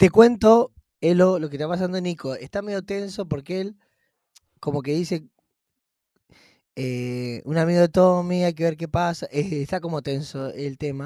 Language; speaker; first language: Spanish; native; Spanish